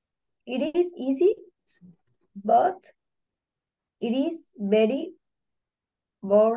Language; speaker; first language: English; non-native, learner; Spanish